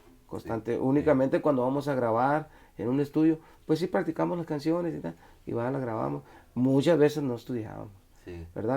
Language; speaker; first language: Spanish; native; Spanish